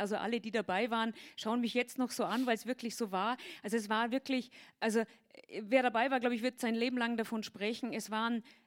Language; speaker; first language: German; native; German